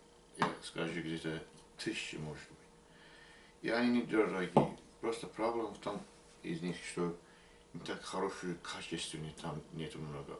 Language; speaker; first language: Russian; non-native, learner; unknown